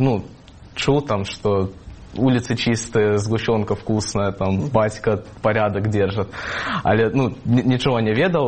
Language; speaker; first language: Ukrainian; non-native, fluent; Russian